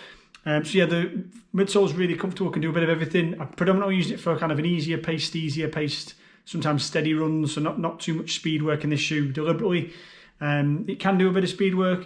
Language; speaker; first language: English; native; English